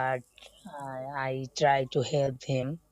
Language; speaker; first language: English; non-native, learner; Bangla